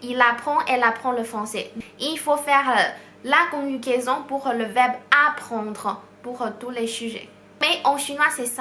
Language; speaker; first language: French; non-native, fluent; Chinese